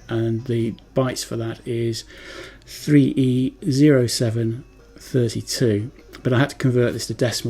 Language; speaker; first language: English; native; English